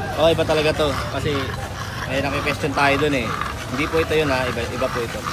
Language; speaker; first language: Filipino; native; Filipino